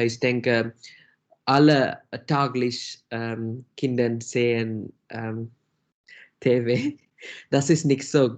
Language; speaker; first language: German; non-native, learner; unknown